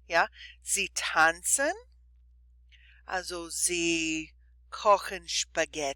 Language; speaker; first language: German; non-native, fluent; English